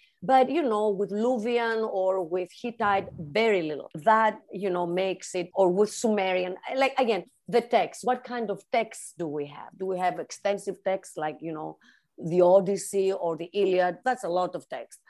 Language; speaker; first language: English; non-native, fluent; Greek